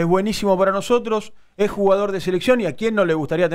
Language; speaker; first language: Spanish; native; Spanish